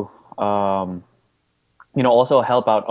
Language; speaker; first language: English; non-native, local second language; Cebuano